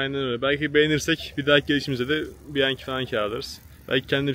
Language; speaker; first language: Turkish; native; Turkish